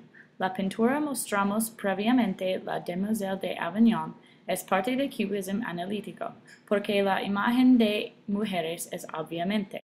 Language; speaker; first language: Spanish; non-native, learner; English